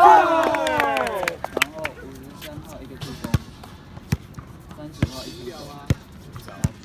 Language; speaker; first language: Chinese; native; Chinese